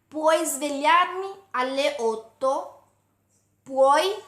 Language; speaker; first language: Italian; non-native, learner; Hindi